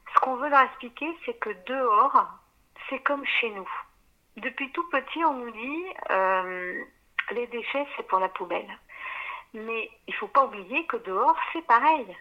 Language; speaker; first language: French; native; French